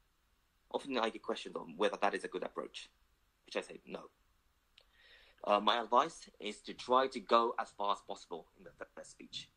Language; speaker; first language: English; non-native, fluent; Japanese